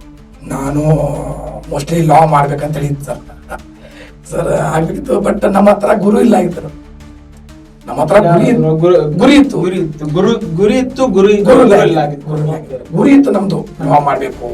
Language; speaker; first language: Kannada; non-native, local second language; Urdu